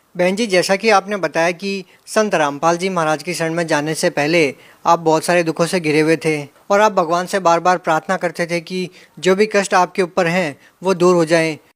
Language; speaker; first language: Hindi; native; Hindi